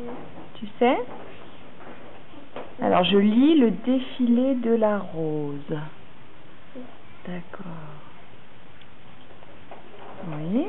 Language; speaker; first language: French; native; French